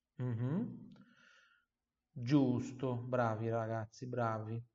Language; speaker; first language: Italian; non-native, fluent; Portuguese